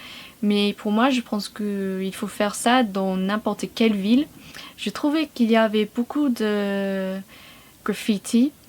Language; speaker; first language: French; non-native, fluent; English